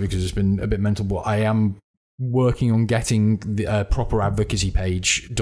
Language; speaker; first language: English; native; English